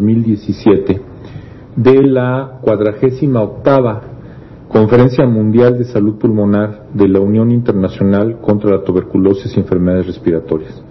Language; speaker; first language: Spanish; native; Spanish